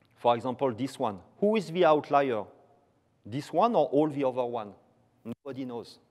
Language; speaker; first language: English; non-native, fluent; French